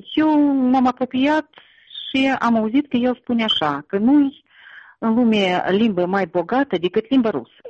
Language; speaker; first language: Romanian; non-native, local second language; Russian